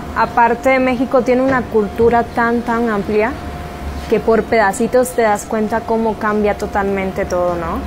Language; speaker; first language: Spanish; native; Spanish